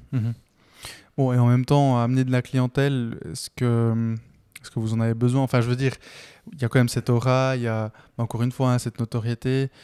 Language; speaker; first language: French; early bilingual, other home language; Spanish